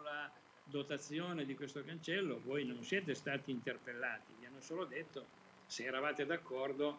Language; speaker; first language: Italian; native; Italian